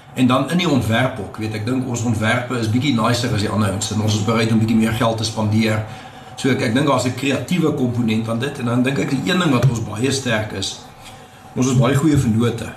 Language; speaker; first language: Afrikaans; native; Afrikaans